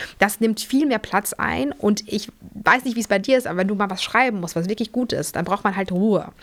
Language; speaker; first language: German; early bilingual, other home language; Polish